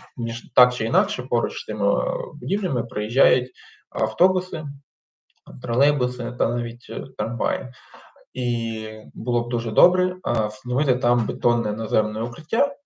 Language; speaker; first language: Ukrainian; non-native, local second language; Russian